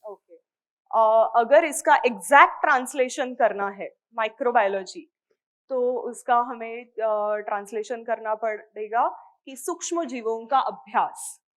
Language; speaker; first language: Hindi; non-native, local second language; Marathi